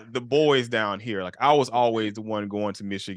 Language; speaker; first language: English; native; English